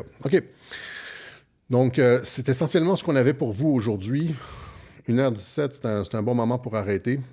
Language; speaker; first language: French; native; French